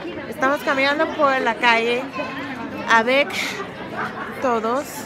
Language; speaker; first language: Spanish; non-native, learner; English